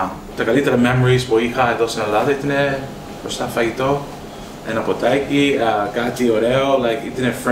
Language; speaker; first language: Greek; early bilingual, heritage; English